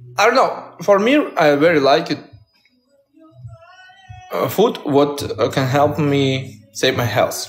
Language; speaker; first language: English; non-native, learner; Russian